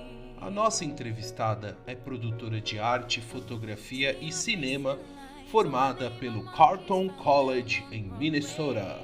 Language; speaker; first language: Portuguese; native; Portuguese